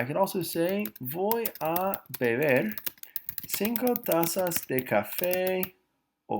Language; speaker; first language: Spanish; non-native, fluent; English